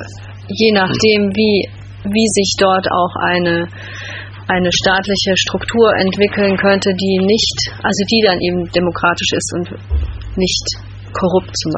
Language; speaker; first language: German; native; German